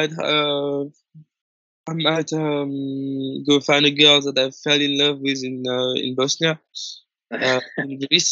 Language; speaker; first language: English; non-native, fluent; French